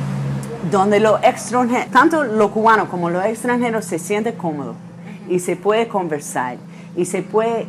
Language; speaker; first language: Spanish; non-native, fluent; English